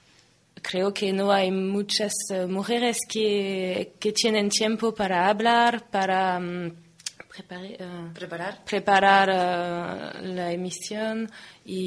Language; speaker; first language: Spanish; non-native, learner; French